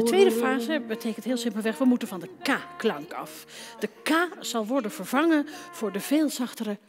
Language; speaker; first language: Dutch; native; Dutch